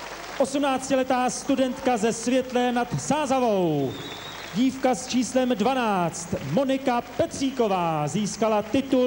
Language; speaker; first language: Czech; native; Czech